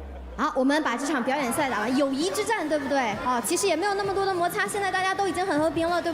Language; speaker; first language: Chinese; native; Chinese